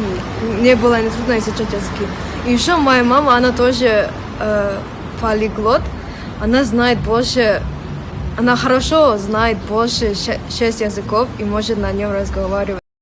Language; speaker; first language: Russian; non-native, local second language; English